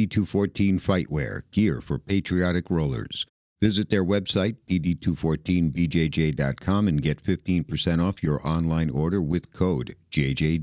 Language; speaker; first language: English; native; English